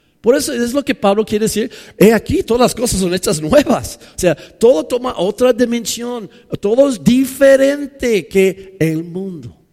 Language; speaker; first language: Spanish; non-native, fluent; English